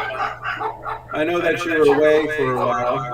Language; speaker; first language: English; native; English